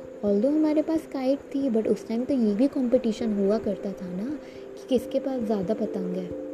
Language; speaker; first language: Hindi; native; Hindi